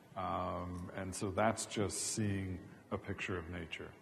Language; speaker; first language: English; native; English